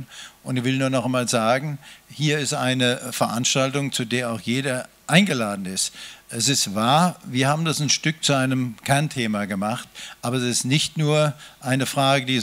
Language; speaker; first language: German; native; German